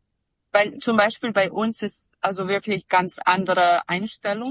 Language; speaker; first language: German; non-native, fluent; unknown